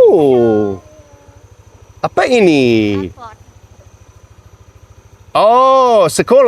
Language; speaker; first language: Indonesian; non-native, learner; English